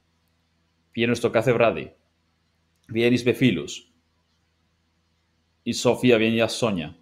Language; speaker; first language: Greek; non-native, learner; English